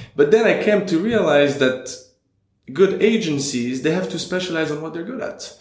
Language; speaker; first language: English; non-native, fluent; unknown